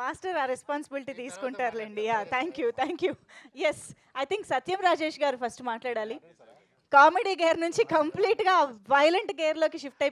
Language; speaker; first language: Telugu; native; Telugu